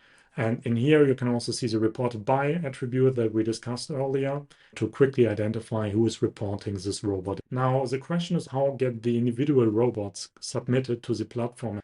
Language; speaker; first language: English; non-native, fluent; German